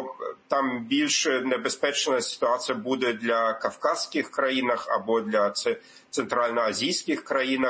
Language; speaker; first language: Ukrainian; non-native, fluent; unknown